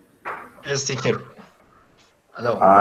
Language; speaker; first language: English; non-native, learner; Spanish